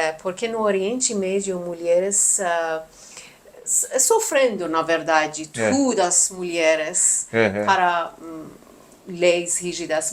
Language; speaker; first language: Portuguese; non-native, learner; Persian